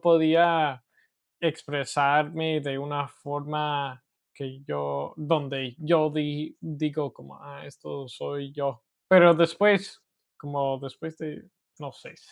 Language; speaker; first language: Spanish; non-native, learner; English